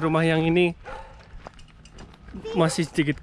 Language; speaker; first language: Indonesian; native; Indonesian